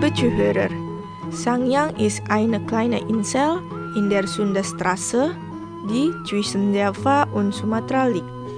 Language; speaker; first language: German; non-native, fluent; Indonesian